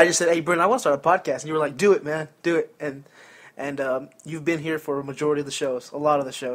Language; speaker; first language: English; native; English